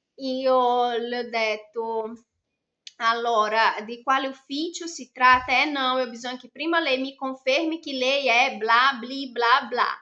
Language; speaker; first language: Italian; non-native, fluent; Portuguese